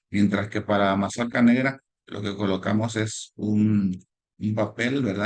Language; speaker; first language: Spanish; native; Spanish